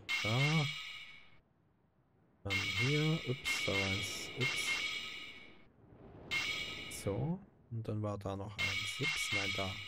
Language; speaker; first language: German; native; German